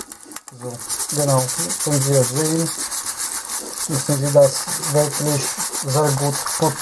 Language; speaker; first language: German; non-native, learner; Polish